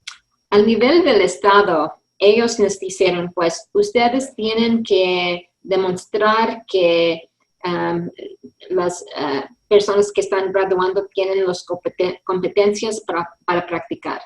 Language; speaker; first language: Spanish; early bilingual, heritage; English